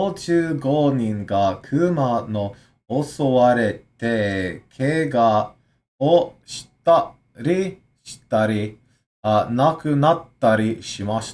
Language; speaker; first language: Japanese; non-native, learner; English